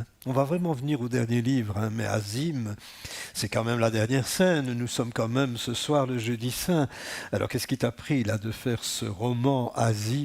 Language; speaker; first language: French; native; French